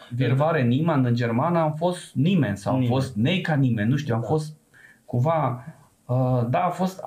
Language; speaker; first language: Romanian; non-native, local second language; Serbian